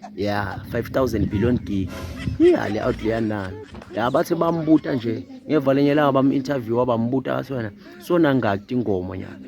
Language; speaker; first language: Zulu; non-native, local second language; Swati